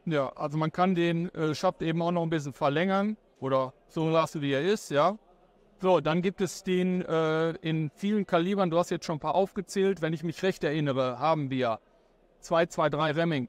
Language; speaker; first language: German; native; German